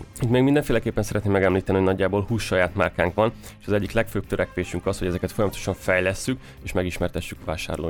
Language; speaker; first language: Hungarian; native; Hungarian